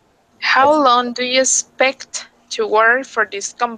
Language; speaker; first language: English; non-native, fluent; Spanish